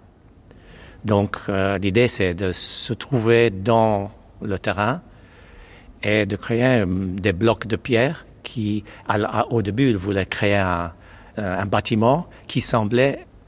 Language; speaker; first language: French; non-native, fluent; Maltese